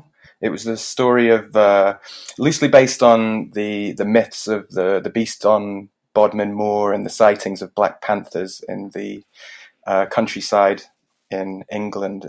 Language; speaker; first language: English; native; English